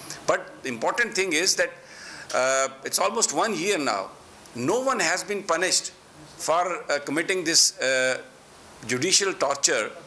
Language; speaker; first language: Urdu; native; Urdu